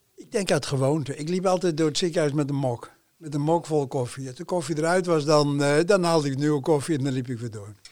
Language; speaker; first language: Dutch; native; Dutch